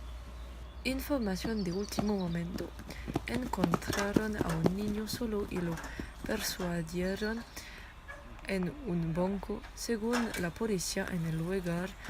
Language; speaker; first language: Spanish; non-native, learner; French